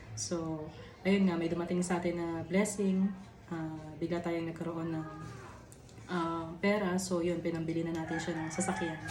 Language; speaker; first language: Filipino; native; Filipino